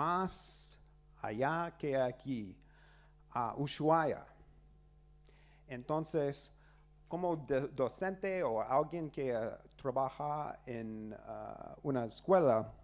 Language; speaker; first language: Spanish; non-native, learner; English